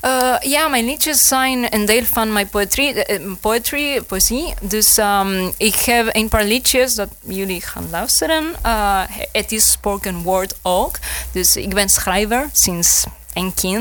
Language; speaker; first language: Dutch; non-native, learner; Spanish